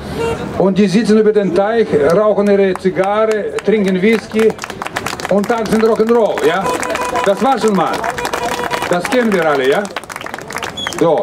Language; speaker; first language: German; non-native, fluent; Russian